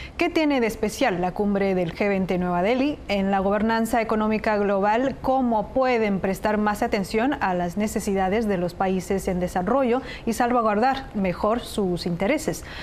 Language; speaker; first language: Spanish; non-native, fluent; Chinese